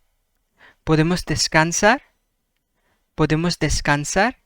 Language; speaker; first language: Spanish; non-native, fluent; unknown